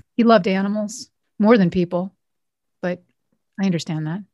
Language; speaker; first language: English; native; English